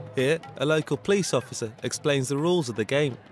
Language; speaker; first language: English; native; English